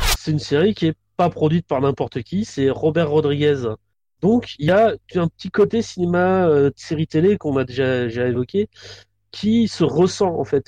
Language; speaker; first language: French; native; French